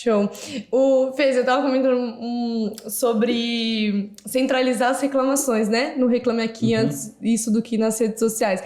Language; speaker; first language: Portuguese; native; Portuguese